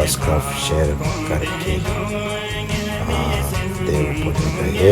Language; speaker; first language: Hindi; non-native, learner; Tibetan